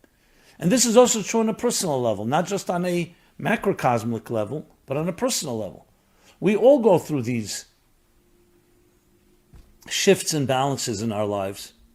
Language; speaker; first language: English; native; English